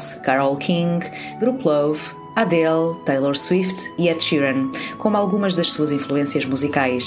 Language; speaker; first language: Portuguese; native; Portuguese